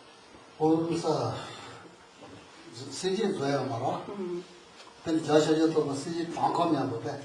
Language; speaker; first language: French; non-native, learner; Tibetan